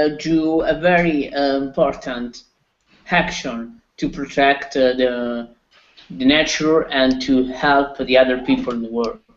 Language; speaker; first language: English; non-native, learner; Italian